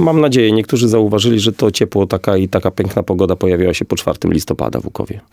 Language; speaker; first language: Polish; native; Polish